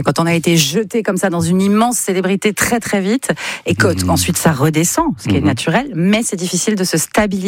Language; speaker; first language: French; native; French